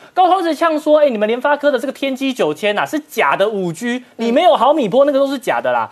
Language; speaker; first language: Chinese; native; Chinese